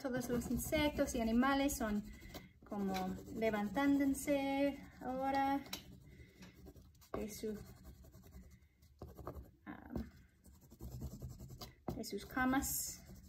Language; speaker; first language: Spanish; non-native, fluent; English